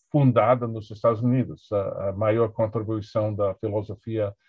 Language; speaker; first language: Portuguese; non-native, fluent; English